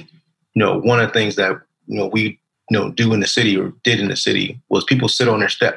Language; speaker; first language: English; native; English